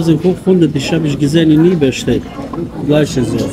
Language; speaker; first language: German; non-native, learner; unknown